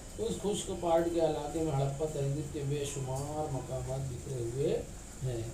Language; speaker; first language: Urdu; native; Urdu